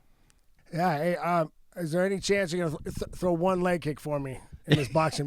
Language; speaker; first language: English; native; English